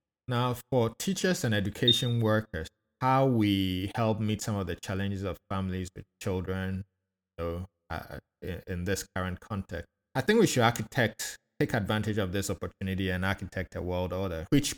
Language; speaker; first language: English; non-native, local second language; Akan